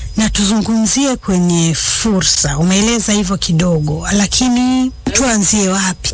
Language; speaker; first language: Swahili; native; Swahili